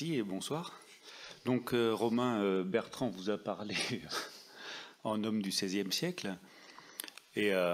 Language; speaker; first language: French; native; French